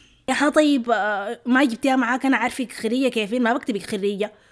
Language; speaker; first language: Arabic; early bilingual, heritage; Arabic